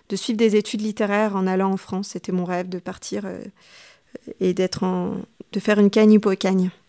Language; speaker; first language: French; native; French